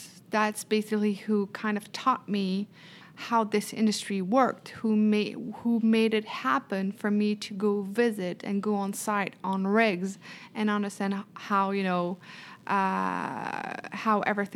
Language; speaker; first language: English; non-native, fluent; French